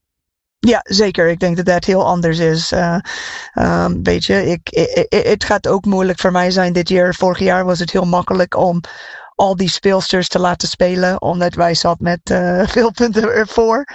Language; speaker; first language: Dutch; non-native, fluent; English